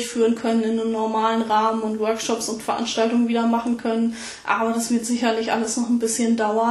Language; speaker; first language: German; native; German